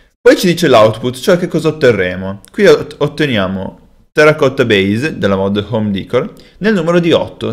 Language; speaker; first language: Italian; native; Italian